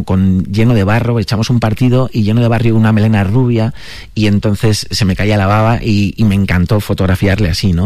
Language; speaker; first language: Spanish; native; Spanish